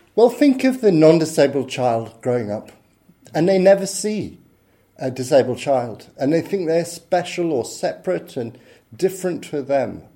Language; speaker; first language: English; native; English